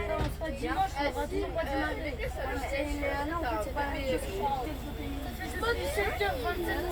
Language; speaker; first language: French; native; French